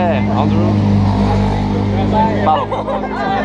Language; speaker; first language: English; non-native, learner; French